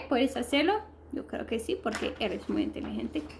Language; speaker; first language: Spanish; non-native, learner; English